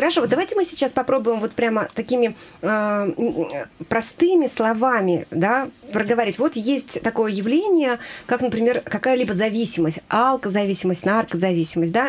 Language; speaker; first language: Russian; native; Russian